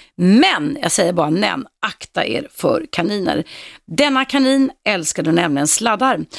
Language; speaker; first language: Swedish; native; Swedish